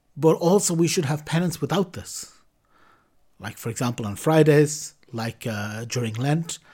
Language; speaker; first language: English; native; English